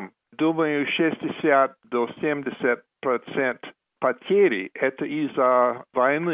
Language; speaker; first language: Russian; non-native, fluent; English